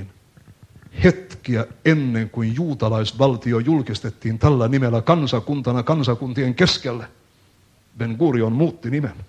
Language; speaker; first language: Finnish; native; Finnish